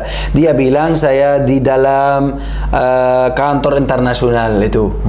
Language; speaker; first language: Indonesian; non-native, learner; Arabic